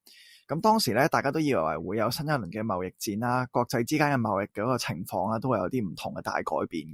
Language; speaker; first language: Cantonese; native; Cantonese